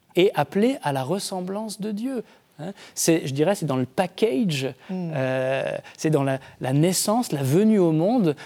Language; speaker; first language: French; native; French